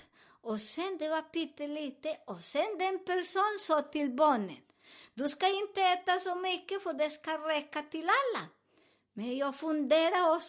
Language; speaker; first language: Swedish; non-native, fluent; Spanish